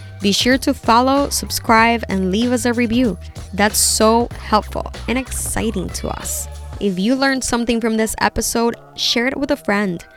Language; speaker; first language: English; non-native, local second language; Spanish